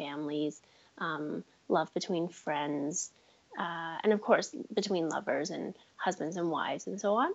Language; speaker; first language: English; native; English